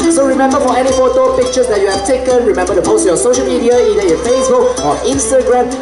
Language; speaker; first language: English; non-native, local second language; Chinese